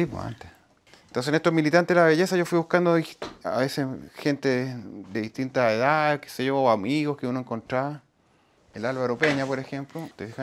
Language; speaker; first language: Spanish; native; Spanish